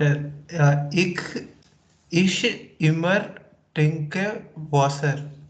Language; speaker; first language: German; non-native, learner; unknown